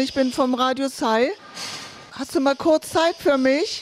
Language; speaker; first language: German; native; German